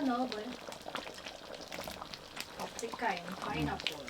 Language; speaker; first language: Korean; non-native, learner; Filipino